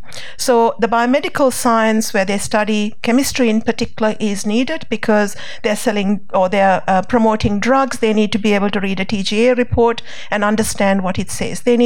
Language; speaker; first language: English; non-native, local second language; Sinhala